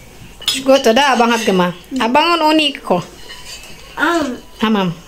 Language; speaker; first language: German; non-native, learner; Indonesian